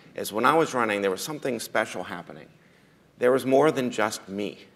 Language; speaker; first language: English; native; English